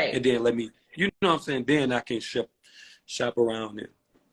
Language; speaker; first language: English; native; English